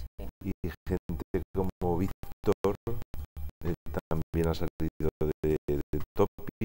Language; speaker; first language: Spanish; native; Spanish